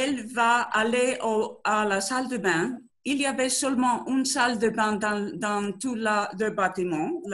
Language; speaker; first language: French; non-native, learner; Spanish